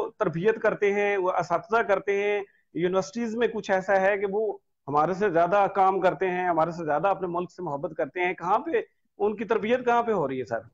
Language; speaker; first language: Urdu; non-native, local second language; Punjabi